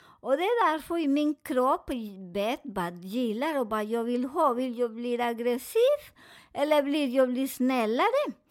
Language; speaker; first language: Swedish; non-native, learner; Spanish